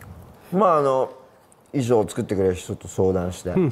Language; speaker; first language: Japanese; native; Japanese